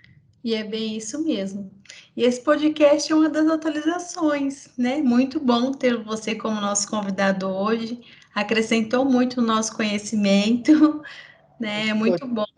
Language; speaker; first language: Portuguese; native; Portuguese